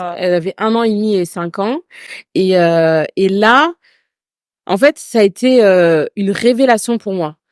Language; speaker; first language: French; native; French